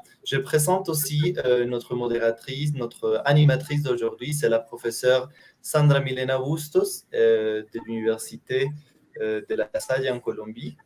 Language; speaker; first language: French; non-native, fluent; Spanish